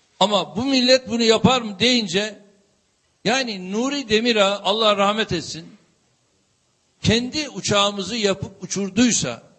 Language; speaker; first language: Turkish; native; Turkish